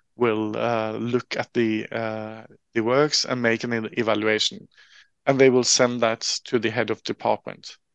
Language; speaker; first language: English; non-native, fluent; Norwegian